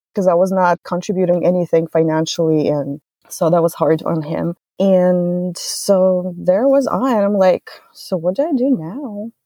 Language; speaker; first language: English; non-native, fluent; Russian